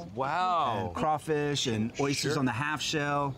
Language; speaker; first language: English; native; English